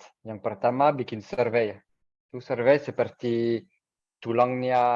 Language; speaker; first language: Indonesian; non-native, fluent; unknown